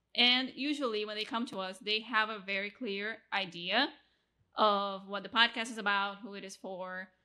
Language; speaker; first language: English; non-native, fluent; Portuguese